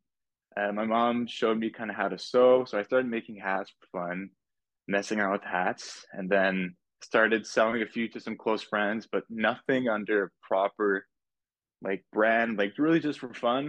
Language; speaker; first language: English; native; English